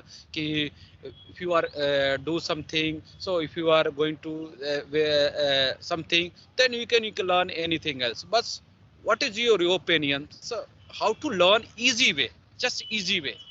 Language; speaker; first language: English; non-native, learner; Hindi